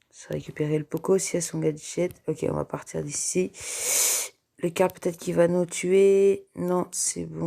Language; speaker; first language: French; native; French